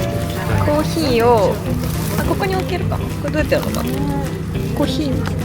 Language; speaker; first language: Japanese; native; Japanese